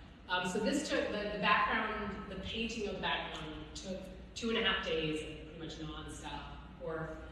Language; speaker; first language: English; native; English